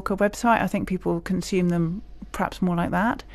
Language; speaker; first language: English; native; English